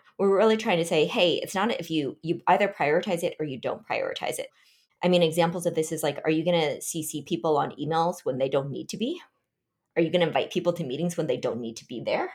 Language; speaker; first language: English; early bilingual, other home language; Vietnamese